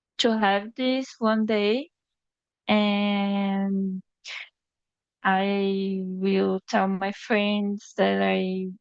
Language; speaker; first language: English; non-native, learner; Portuguese